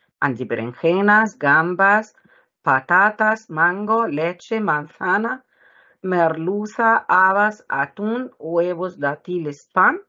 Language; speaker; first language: Spanish; non-native, fluent; Arabic